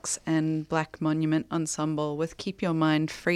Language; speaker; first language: English; native; English